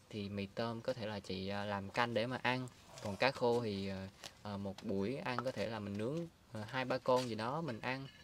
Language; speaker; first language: Vietnamese; native; Vietnamese